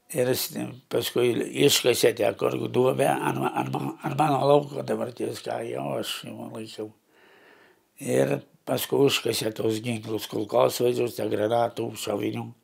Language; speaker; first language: Lithuanian; native; Lithuanian